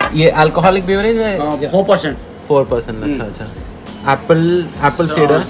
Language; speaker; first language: Hindi; non-native, local second language; Malayalam